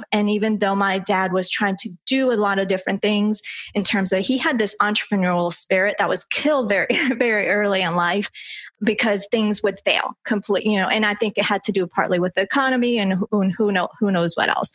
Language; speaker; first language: English; early bilingual, other home language; Spanish